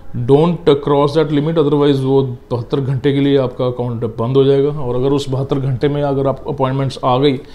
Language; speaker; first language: Hindi; non-native, local second language; Punjabi